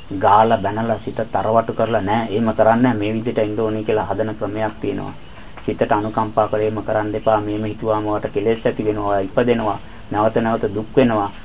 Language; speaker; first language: Sinhala; non-native, fluent; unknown